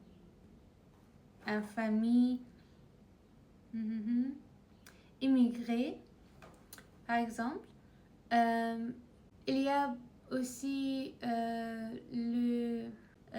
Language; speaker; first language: French; non-native, learner; Persian